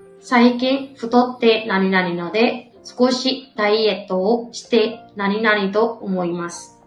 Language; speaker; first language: Japanese; non-native, fluent; Burmese